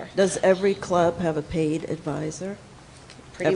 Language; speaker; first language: English; native; English